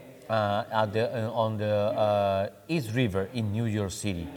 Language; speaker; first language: English; non-native, fluent; Spanish